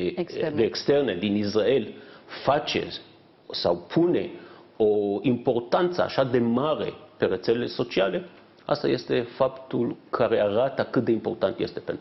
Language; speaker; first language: Romanian; non-native, fluent; Hebrew